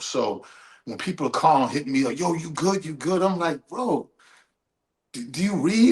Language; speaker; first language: English; native; English